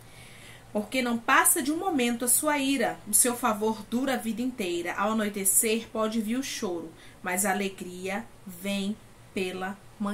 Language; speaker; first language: Portuguese; native; Portuguese